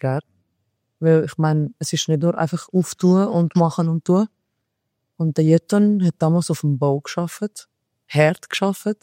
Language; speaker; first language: German; early bilingual, other home language; Albanian